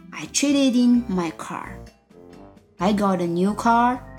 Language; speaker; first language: English; non-native, fluent; Chinese